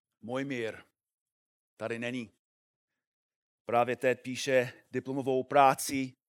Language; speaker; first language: Czech; non-native, fluent; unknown